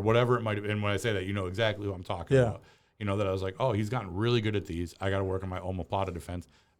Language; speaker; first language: English; native; English